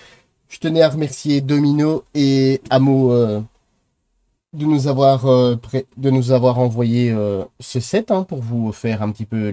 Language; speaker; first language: French; native; French